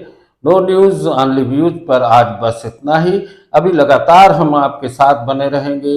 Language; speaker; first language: Hindi; native; Hindi